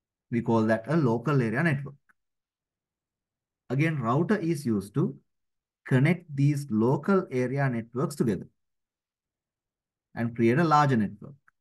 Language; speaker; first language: English; non-native, local second language; Sinhala